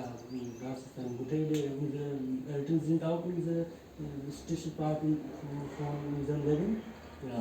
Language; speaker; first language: German; non-native, learner; Hindi